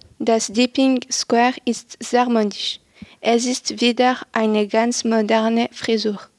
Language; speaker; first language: German; non-native, local second language; French